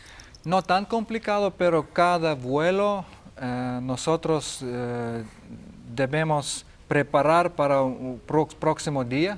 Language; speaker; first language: Spanish; non-native, learner; Lithuanian